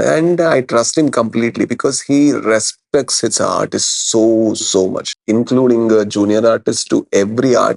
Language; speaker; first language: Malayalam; non-native, learner; Kannada